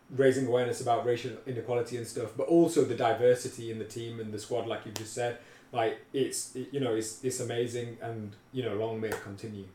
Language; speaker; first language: English; native; English